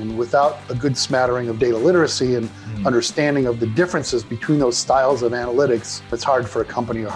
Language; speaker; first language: English; native; English